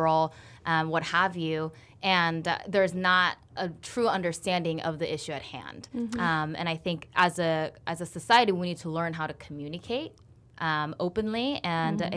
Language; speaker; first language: English; early bilingual, other home language; Korean